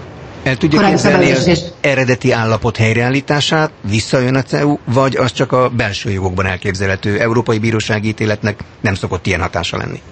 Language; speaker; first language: Hungarian; native; Hungarian